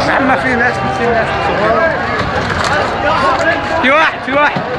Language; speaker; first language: Arabic; native; Arabic